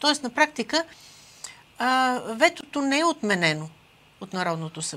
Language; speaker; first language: Bulgarian; native; Bulgarian